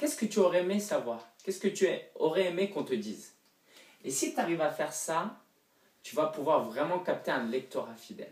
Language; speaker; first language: French; native; French